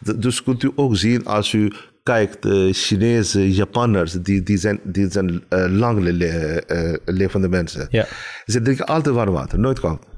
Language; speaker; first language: Dutch; non-native, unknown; Urdu